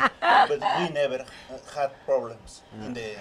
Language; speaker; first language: English; non-native, learner; Spanish